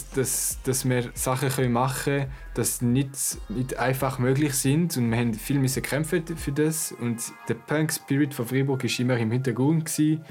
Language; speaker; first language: German; non-native, local second language; French